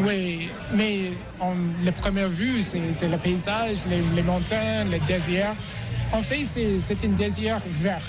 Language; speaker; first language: French; non-native, fluent; English